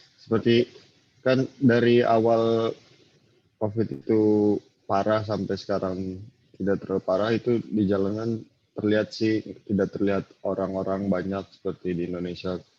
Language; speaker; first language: Indonesian; native; Indonesian